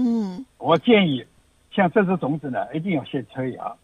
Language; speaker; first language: Chinese; native; Chinese